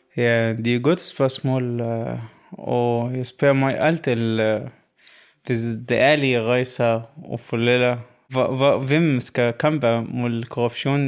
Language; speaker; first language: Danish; non-native, learner; Arabic